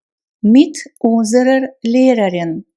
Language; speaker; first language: German; non-native, fluent; Russian